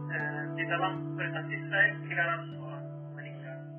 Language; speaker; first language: Indonesian; non-native, learner; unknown